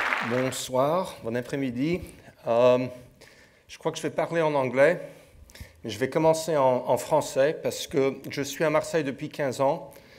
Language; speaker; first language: French; non-native, fluent; English